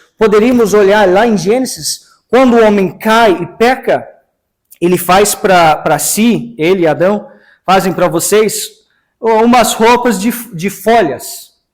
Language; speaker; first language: Portuguese; non-native, fluent; English